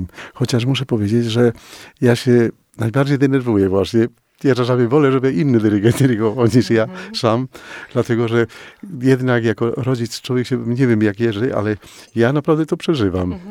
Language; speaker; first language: Polish; non-native, fluent; Spanish